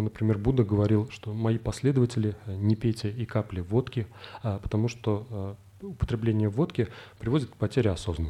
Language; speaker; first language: Russian; native; Russian